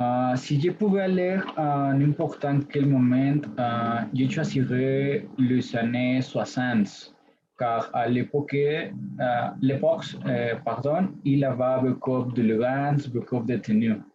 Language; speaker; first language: French; non-native, learner; Spanish